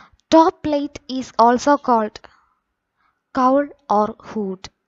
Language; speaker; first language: English; non-native, local second language; Malayalam